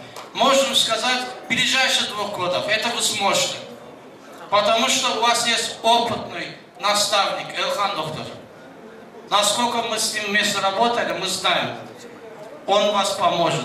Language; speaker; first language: Russian; non-native, fluent; Azerbaijani